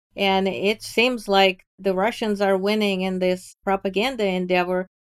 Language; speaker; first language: English; non-native, fluent; Ukrainian